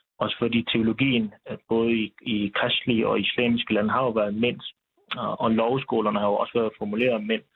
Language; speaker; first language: Danish; early bilingual, other home language; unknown